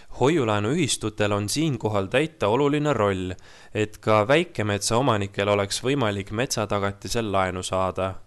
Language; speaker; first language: Estonian; native; Estonian